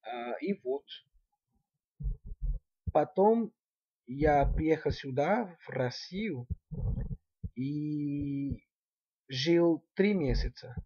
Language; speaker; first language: Russian; non-native, learner; Spanish